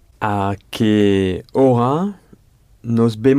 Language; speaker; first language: Spanish; non-native, learner; French